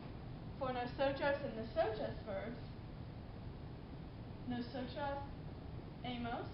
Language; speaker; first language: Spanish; non-native, learner; English